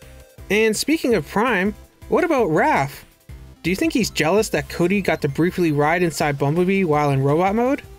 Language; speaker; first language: English; native; English